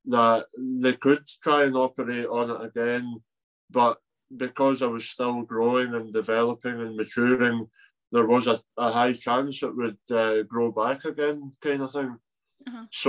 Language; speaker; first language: English; native; English